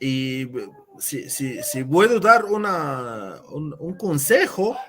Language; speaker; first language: Spanish; non-native, fluent; Arabic